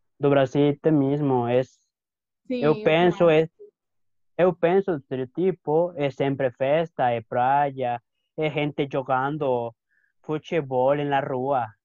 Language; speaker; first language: Portuguese; non-native, learner; Spanish